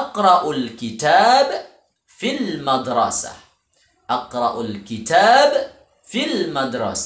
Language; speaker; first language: Arabic; non-native, fluent; Indonesian